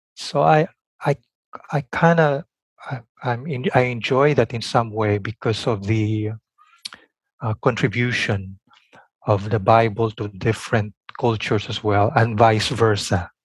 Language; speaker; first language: English; non-native, local second language; Filipino